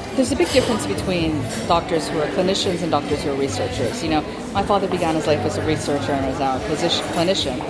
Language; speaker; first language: English; native; English